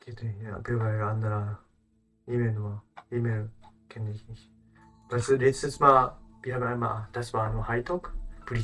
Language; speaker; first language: German; non-native, learner; Japanese